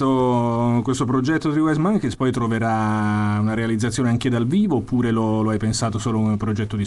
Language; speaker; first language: Italian; native; Italian